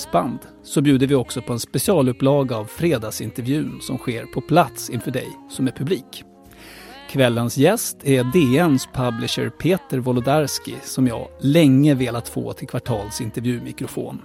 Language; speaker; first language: Swedish; native; Swedish